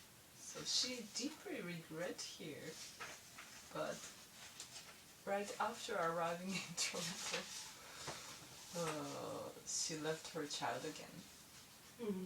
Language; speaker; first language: English; non-native, learner; Japanese